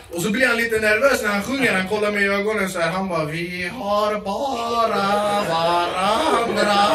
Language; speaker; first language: Swedish; early bilingual, other home language; Kurdish